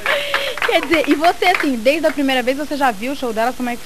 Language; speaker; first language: Portuguese; native; Portuguese